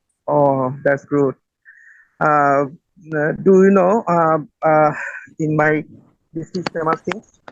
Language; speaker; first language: English; non-native, learner; Bangla